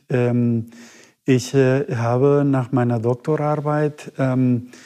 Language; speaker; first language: German; non-native, fluent; Spanish